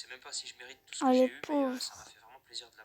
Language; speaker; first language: French; native; French